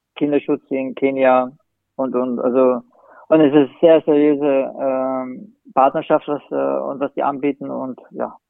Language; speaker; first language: German; native; German